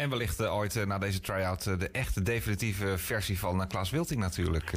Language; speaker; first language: Dutch; native; Dutch